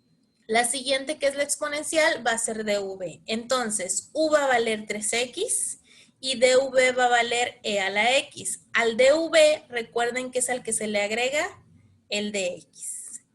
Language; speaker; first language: Spanish; native; Spanish